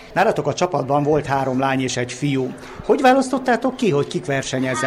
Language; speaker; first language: Hungarian; native; Hungarian